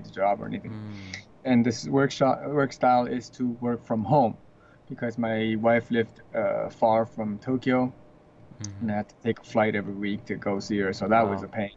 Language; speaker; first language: English; early bilingual, other home language; Chinese